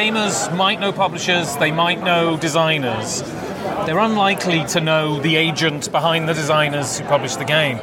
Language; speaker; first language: English; native; English